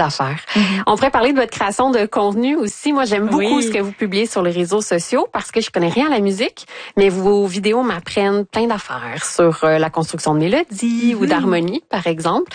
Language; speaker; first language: French; native; French